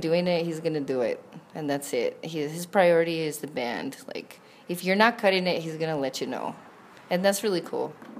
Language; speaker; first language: English; early bilingual, other home language; Spanish